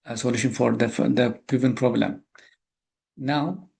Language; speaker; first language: English; non-native, local second language; Amharic